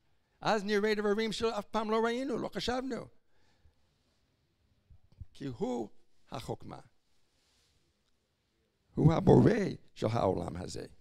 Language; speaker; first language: Hebrew; non-native, fluent; English